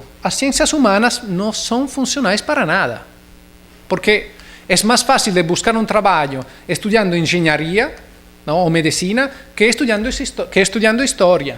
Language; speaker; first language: Portuguese; non-native, learner; Italian